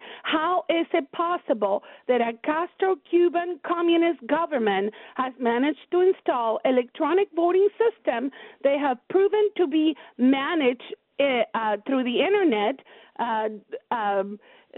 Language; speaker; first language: English; non-native, fluent; Spanish